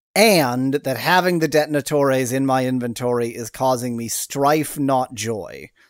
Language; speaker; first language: English; native; English